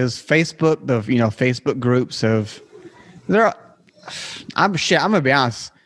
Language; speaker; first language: English; native; English